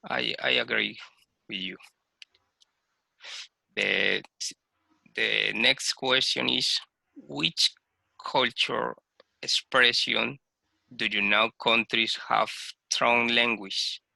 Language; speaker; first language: English; non-native, learner; Spanish